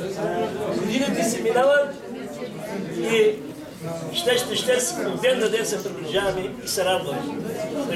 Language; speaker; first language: Bulgarian; non-native, local second language; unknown